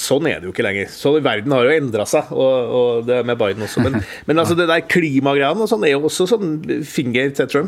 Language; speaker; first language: Norwegian; native; Norwegian